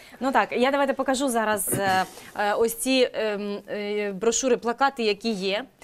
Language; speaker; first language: Ukrainian; native; Ukrainian